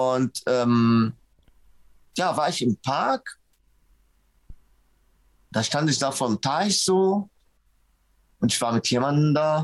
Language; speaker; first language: German; non-native, fluent; Arabic